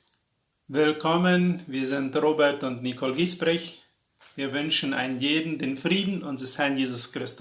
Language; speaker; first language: German; non-native, local second language; Plautdietsch